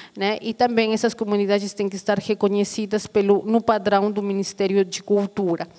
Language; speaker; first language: Portuguese; non-native, fluent; Aymara